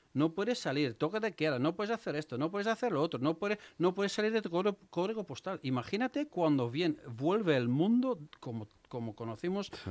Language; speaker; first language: Spanish; non-native, fluent; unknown